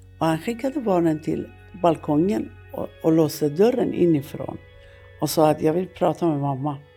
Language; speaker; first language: Swedish; non-native, fluent; Persian